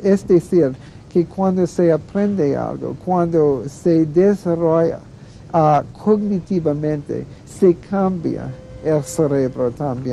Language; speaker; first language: Spanish; non-native, fluent; English